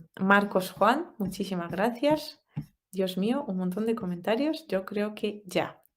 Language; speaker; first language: Spanish; non-native, fluent; Russian